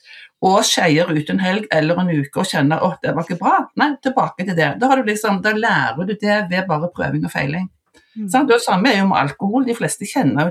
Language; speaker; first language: Norwegian; native; Norwegian